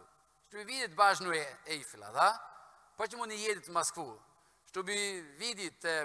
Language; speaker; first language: Russian; non-native, fluent; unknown